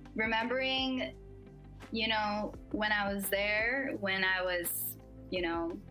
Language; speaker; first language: English; native; English